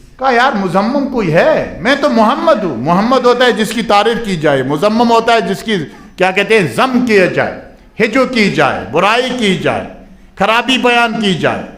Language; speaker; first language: Urdu; non-native, local second language; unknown